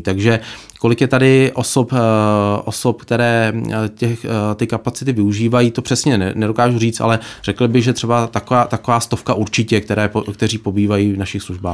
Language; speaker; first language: Czech; native; Czech